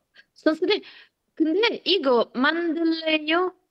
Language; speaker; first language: Korean; non-native, learner; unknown